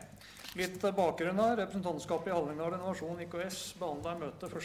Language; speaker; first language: Norwegian; native; Norwegian